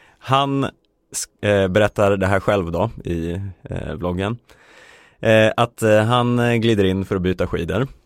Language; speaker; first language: Swedish; native; Swedish